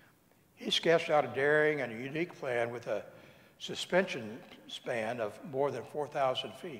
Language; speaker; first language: English; native; English